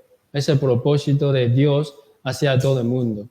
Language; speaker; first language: Spanish; non-native, learner; Korean